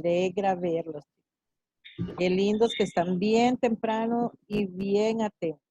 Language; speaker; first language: Spanish; native; Spanish